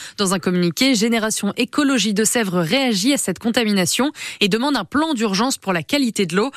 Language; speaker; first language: French; native; French